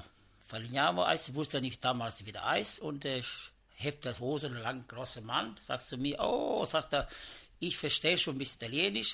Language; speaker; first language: German; non-native, learner; Italian